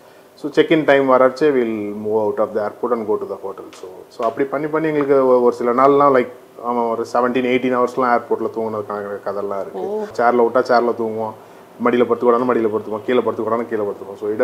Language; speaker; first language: Tamil; native; Tamil